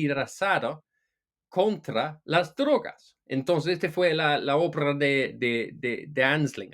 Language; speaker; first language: Spanish; non-native, fluent; English